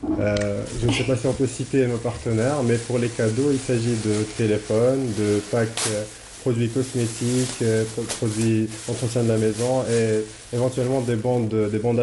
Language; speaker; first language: French; non-native, local second language; Arabic